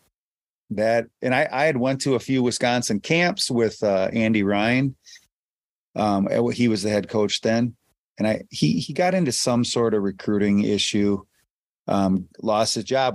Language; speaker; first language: English; native; English